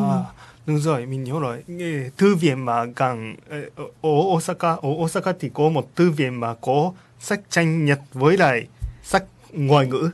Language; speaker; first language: Vietnamese; non-native, learner; Japanese